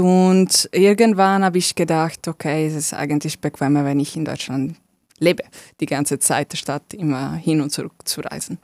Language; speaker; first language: German; non-native, fluent; Italian